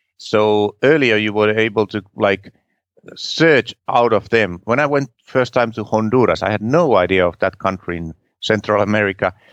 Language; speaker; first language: English; non-native, fluent; Finnish